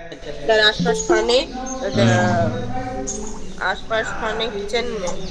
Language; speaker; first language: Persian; non-native, learner; Urdu